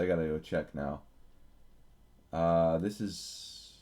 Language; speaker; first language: English; native; English